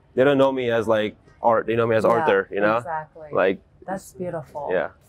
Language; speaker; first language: English; native; English